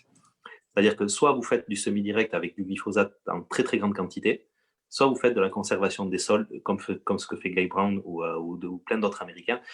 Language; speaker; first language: French; native; French